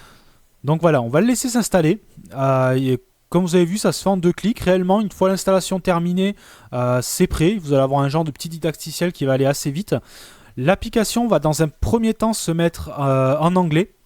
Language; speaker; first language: French; native; French